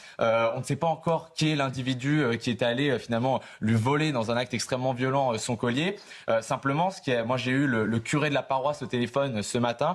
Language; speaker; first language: French; native; French